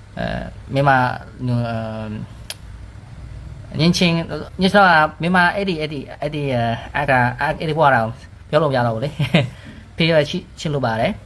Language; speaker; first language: Burmese; non-native, learner; Khmer